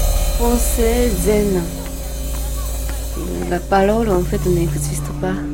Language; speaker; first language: French; non-native, learner; Japanese